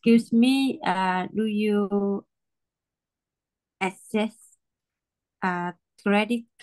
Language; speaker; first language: English; non-native, learner; Vietnamese